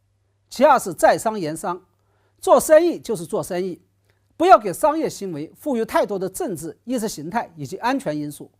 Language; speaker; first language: Chinese; native; Chinese